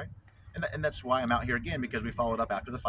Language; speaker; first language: English; native; English